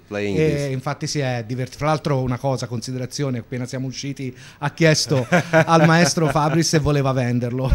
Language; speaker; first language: Italian; native; Italian